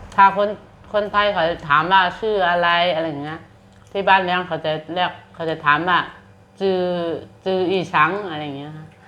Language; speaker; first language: Thai; native; Thai